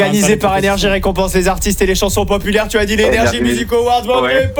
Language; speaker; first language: French; native; French